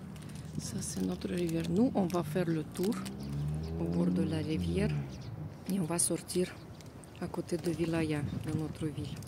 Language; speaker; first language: French; non-native, fluent; Russian